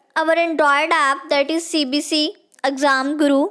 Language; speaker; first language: English; non-native, local second language; Punjabi